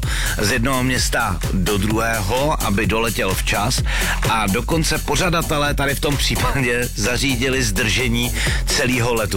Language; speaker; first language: Czech; native; Czech